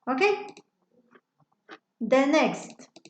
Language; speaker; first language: English; non-native, fluent; Spanish